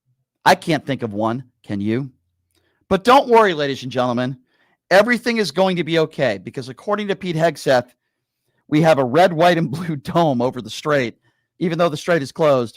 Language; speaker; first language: English; native; English